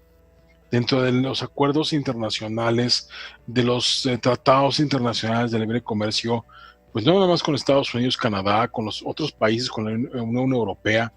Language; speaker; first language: Spanish; native; Spanish